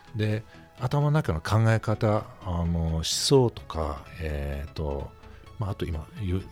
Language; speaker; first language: Japanese; non-native, fluent; German